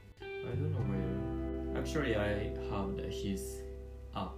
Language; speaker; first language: English; non-native, learner; Japanese